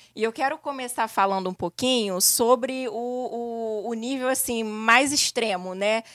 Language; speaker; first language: Portuguese; native; Portuguese